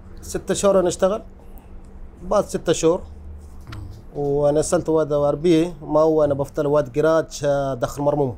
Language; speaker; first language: Arabic; non-native, learner; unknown